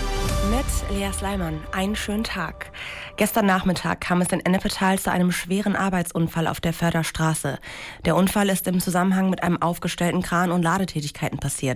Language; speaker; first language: German; native; German